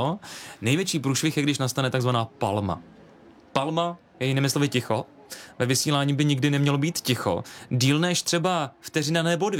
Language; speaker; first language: Czech; native; Czech